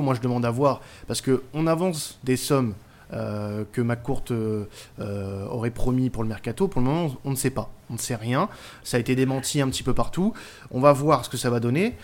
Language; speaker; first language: French; native; French